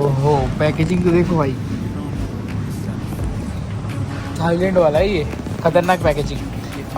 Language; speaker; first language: Hindi; native; Hindi